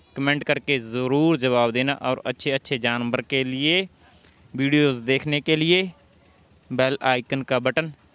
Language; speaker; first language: Hindi; non-native, local second language; Punjabi